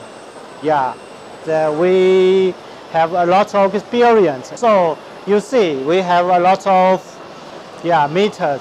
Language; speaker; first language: English; non-native, learner; Chinese